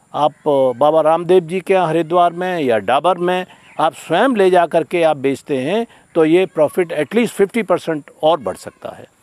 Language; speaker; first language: Hindi; native; Hindi